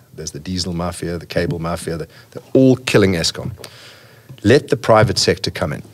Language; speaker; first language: English; native; English